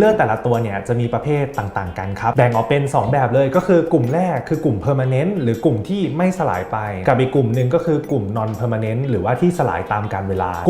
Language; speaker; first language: Thai; native; Thai